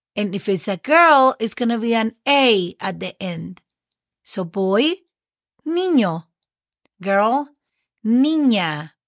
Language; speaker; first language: English; non-native, fluent; Spanish